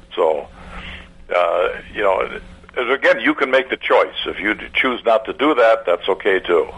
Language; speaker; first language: English; early bilingual, other home language; German